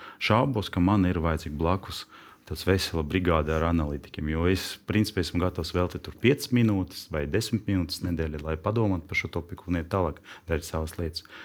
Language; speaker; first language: Latvian; non-native, local second language; Russian